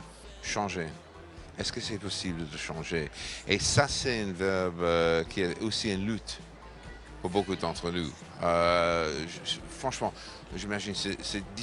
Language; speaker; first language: French; non-native, fluent; English